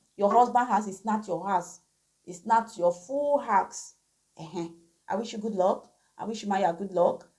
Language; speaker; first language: Nigerian Pidgin; native; Nigerian Pidgin